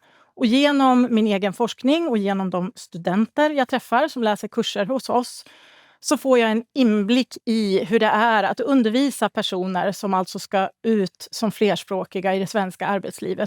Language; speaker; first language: Swedish; native; Swedish